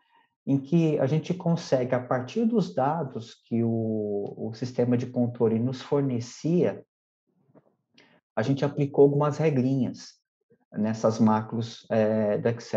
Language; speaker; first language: Portuguese; native; Portuguese